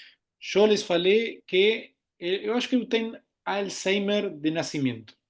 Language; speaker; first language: Portuguese; non-native, learner; Spanish